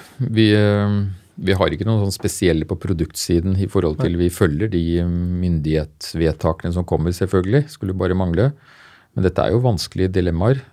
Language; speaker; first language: Norwegian; native; Norwegian